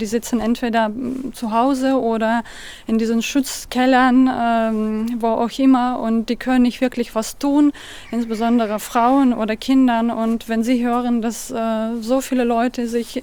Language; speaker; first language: German; non-native, fluent; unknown